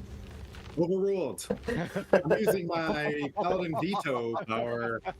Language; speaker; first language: English; native; English